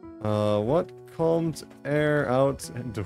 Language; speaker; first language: Dutch; non-native, learner; English